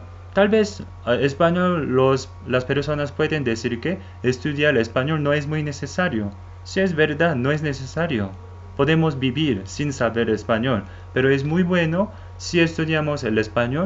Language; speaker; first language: Spanish; non-native, fluent; Korean